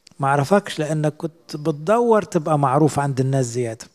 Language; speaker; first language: Arabic; native; Arabic